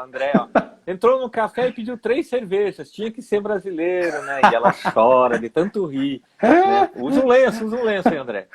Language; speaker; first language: Portuguese; native; Portuguese